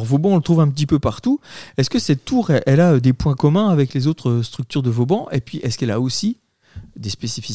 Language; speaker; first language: French; native; French